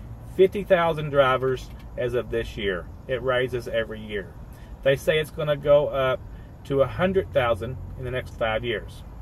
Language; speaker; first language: English; native; English